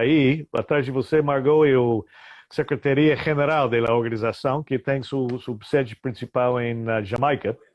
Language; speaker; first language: Portuguese; non-native, fluent; English